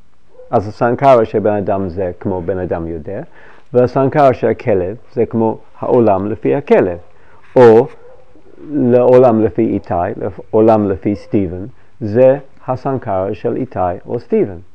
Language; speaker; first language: Hebrew; non-native, fluent; English